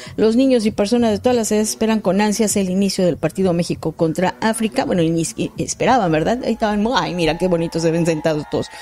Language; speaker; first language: Spanish; native; Spanish